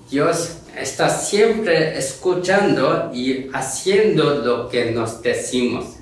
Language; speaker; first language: Spanish; non-native, learner; Korean